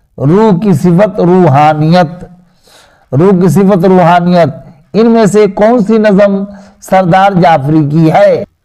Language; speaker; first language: Urdu; native; Urdu